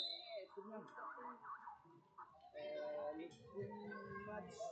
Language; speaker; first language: French; native; French